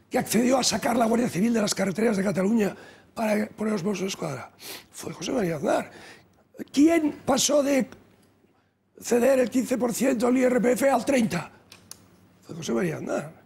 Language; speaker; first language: Spanish; native; Spanish